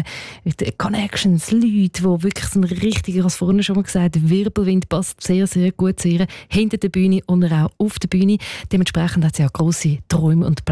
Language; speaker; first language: German; native; German